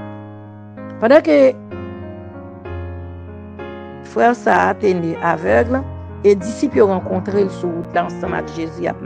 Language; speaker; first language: French; non-native, local second language; Haitian Creole